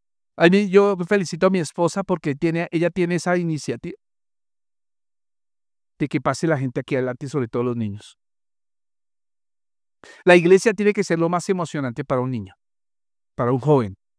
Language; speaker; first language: Spanish; native; Spanish